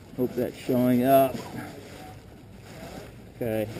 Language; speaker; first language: English; native; English